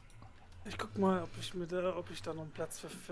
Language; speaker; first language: German; native; German